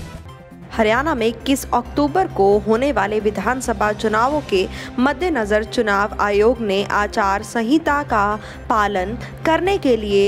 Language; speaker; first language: Hindi; native; Hindi